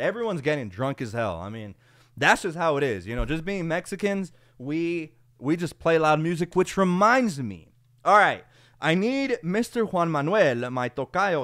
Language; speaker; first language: English; early bilingual, other home language; Spanish